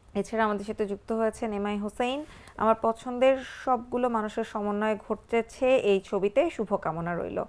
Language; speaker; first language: Bangla; native; Bangla